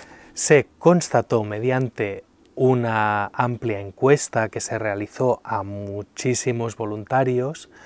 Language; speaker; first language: Spanish; native; Spanish